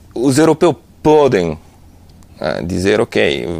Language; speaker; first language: Portuguese; non-native, fluent; Italian